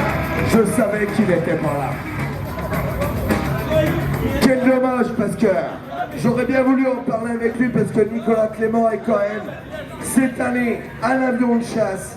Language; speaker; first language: French; native; French